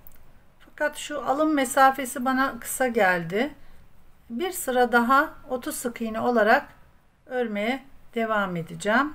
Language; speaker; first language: Turkish; native; Turkish